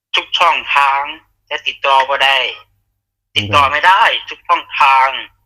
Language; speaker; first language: Thai; native; Thai